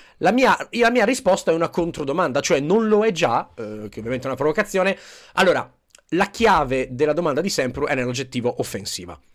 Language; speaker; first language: Italian; native; Italian